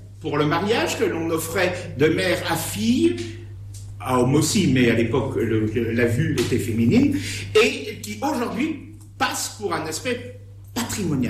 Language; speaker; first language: French; native; French